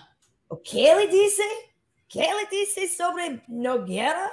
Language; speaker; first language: Portuguese; non-native, learner; English